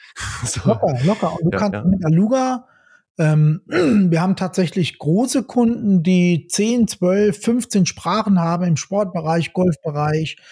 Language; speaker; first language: German; native; German